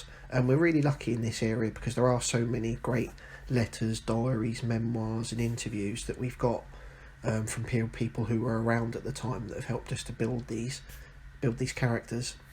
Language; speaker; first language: English; native; English